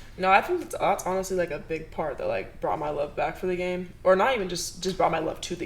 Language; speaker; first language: English; native; English